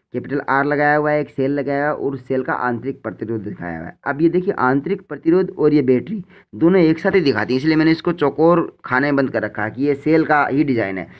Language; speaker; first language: Hindi; native; Hindi